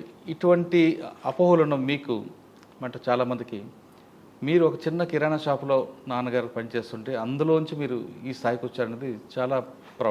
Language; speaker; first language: Telugu; native; Telugu